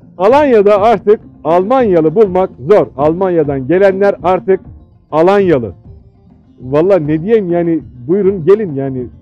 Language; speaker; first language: Turkish; native; Turkish